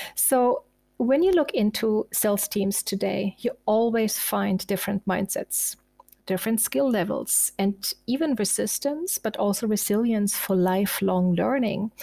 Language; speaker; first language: English; non-native, fluent; German